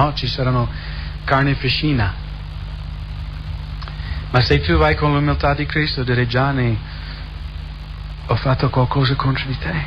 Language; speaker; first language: Italian; non-native, fluent; English